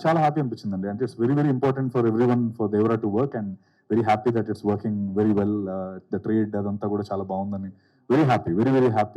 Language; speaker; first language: Telugu; native; Telugu